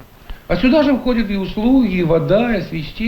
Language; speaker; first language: Russian; native; Russian